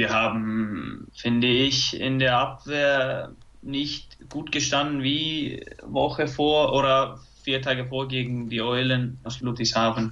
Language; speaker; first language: German; non-native, fluent; Icelandic